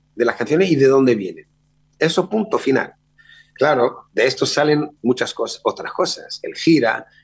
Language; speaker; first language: Spanish; early bilingual, other home language; Hebrew